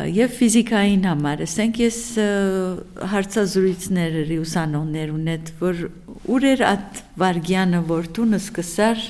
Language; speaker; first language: Armenian; early bilingual, heritage; Armenian